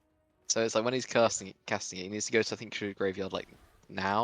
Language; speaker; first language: English; native; English